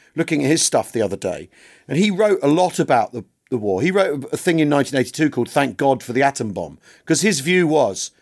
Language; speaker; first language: English; native; English